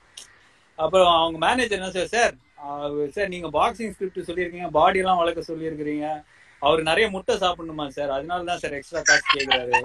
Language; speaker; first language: Tamil; native; Tamil